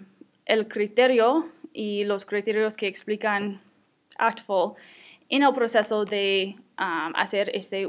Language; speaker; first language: Spanish; non-native, fluent; English